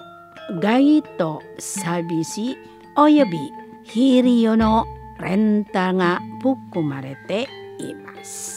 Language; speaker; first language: Japanese; non-native, fluent; Indonesian